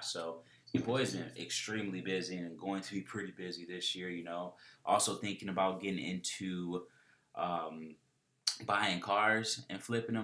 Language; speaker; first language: English; native; English